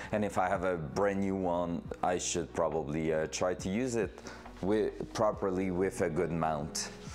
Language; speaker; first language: English; non-native, fluent; French